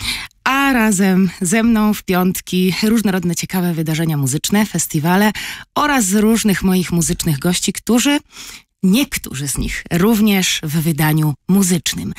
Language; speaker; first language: Polish; native; Polish